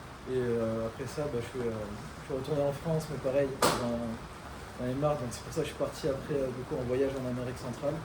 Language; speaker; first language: French; native; French